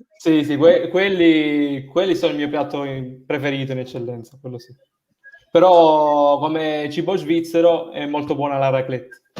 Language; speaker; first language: Italian; native; Italian